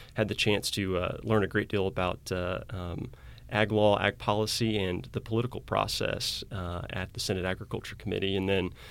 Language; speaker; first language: English; native; English